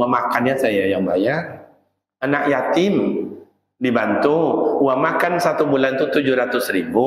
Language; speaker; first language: Malay; native; Malay